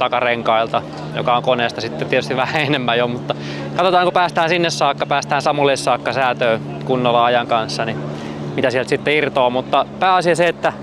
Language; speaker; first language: Finnish; native; Finnish